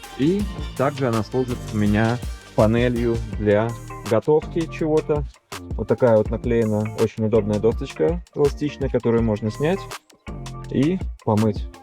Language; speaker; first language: Russian; native; Russian